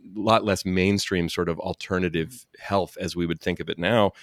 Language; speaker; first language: English; native; English